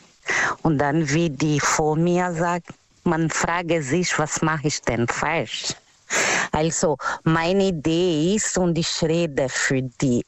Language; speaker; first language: German; non-native, learner; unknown